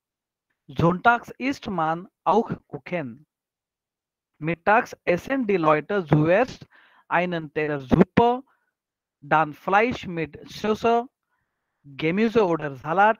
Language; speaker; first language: German; non-native, fluent; Marathi